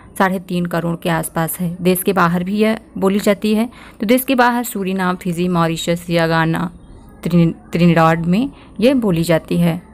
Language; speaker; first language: Hindi; native; Hindi